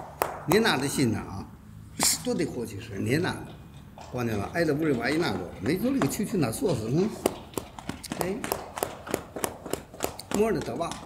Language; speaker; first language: Russian; non-native, learner; Chinese